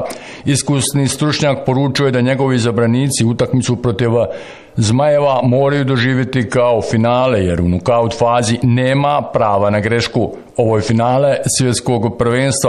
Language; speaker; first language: Bosnian; native; Bosnian